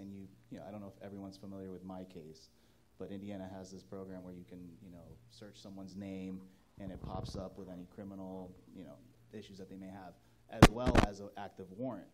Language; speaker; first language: English; native; English